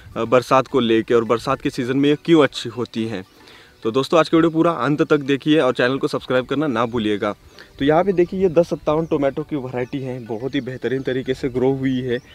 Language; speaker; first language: Hindi; native; Hindi